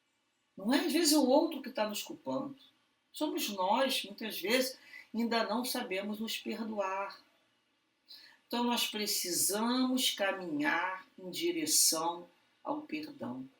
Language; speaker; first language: Portuguese; native; Portuguese